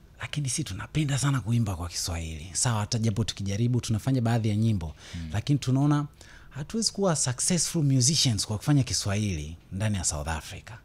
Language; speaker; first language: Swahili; native; Swahili